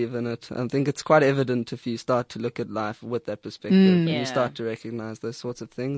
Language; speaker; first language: English; native; English